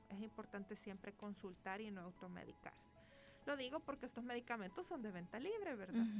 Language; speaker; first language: Spanish; native; Spanish